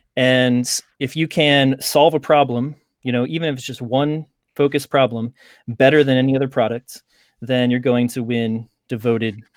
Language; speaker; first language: English; native; English